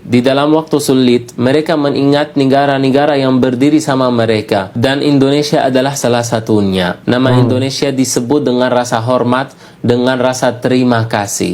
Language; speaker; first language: Indonesian; non-native, fluent; Arabic